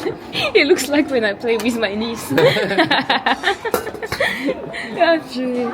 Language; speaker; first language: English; non-native, learner; French